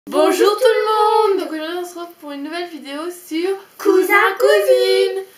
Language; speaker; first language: French; native; French